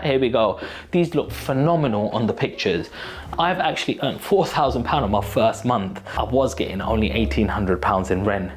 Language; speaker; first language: English; native; English